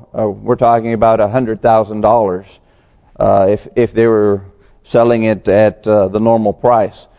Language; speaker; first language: English; native; English